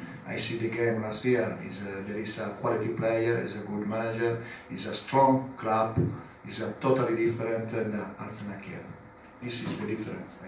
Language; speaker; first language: English; non-native, learner; Italian